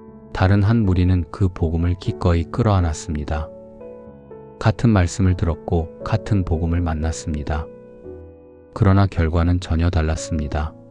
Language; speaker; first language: Korean; native; Korean